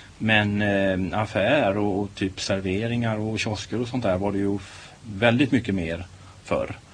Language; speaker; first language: Swedish; native; Swedish